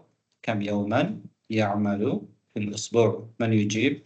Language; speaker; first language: Arabic; non-native, fluent; Tamil